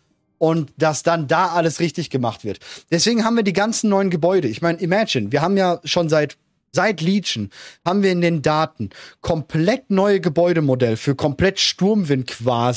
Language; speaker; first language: German; native; German